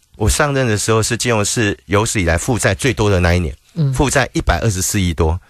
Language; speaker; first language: Chinese; native; Chinese